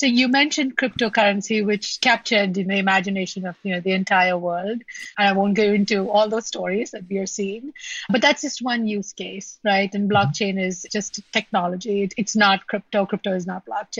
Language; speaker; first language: English; non-native, local second language; Malayalam